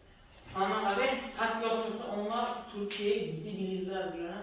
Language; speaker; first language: Turkish; non-native, learner; Uzbek